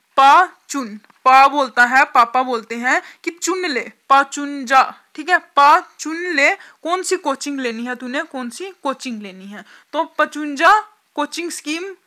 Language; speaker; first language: Hindi; native; Hindi